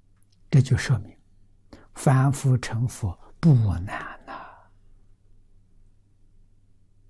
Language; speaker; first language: Chinese; native; Chinese